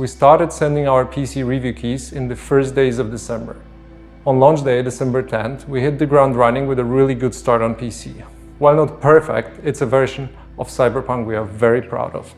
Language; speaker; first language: English; non-native, fluent; Polish